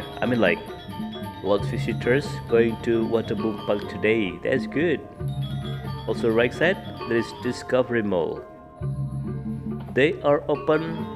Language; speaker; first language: English; non-native, learner; Indonesian